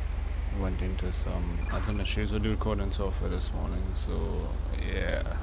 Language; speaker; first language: English; native; English